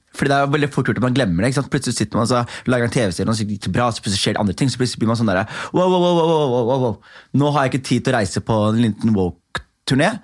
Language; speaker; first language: Norwegian; native; Norwegian